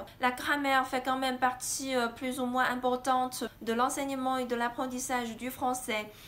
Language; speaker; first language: French; non-native, fluent; Chinese